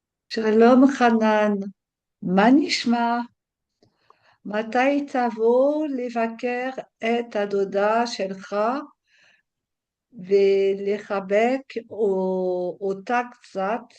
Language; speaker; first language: Hebrew; non-native, learner; French